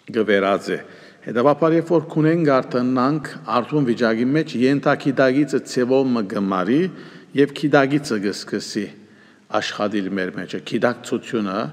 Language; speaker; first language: Armenian; native; Armenian